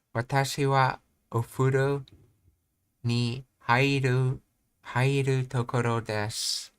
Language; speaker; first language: Japanese; non-native, learner; English